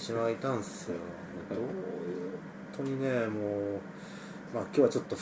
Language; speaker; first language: Japanese; native; Japanese